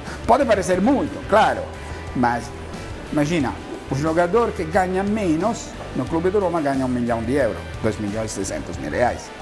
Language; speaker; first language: Portuguese; non-native, fluent; Italian